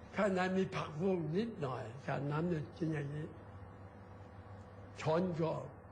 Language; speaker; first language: Thai; non-native, learner; Chinese